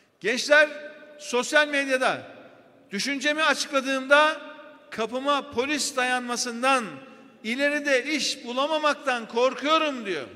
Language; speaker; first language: Turkish; native; Turkish